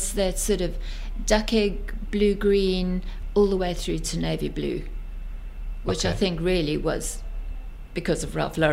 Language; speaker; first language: English; native; English